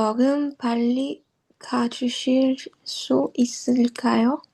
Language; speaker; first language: Korean; non-native, learner; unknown